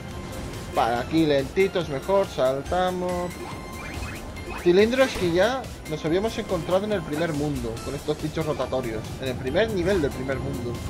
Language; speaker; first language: Spanish; native; Spanish